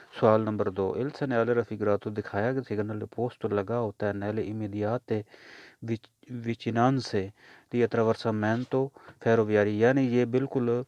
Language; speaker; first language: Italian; non-native, learner; Urdu